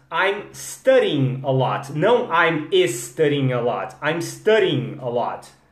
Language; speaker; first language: English; non-native, fluent; Portuguese